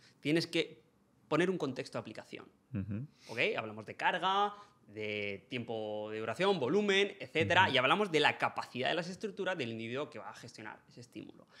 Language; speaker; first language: Spanish; native; Spanish